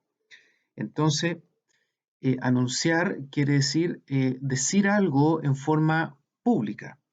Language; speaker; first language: Spanish; native; Spanish